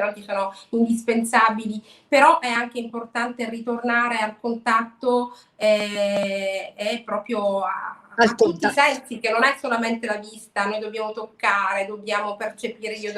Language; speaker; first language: Italian; native; Italian